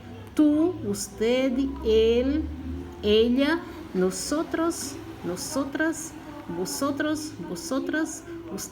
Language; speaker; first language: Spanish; non-native, fluent; Portuguese